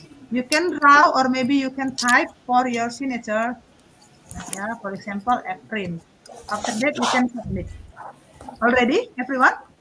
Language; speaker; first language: English; non-native, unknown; Indonesian